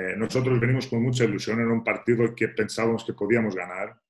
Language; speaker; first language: Spanish; non-native, fluent; Greek